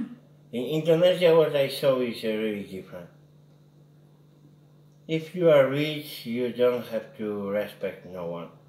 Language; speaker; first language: English; non-native, learner; Polish